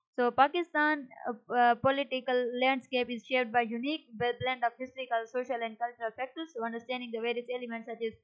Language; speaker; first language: English; non-native, local second language; Urdu